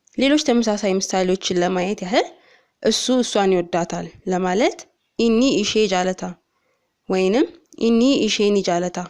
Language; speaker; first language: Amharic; non-native, local second language; Oromo